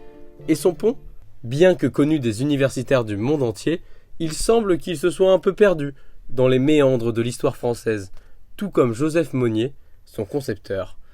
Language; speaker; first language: French; native; French